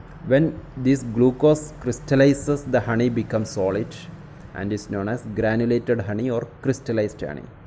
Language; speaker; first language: English; non-native, local second language; Malayalam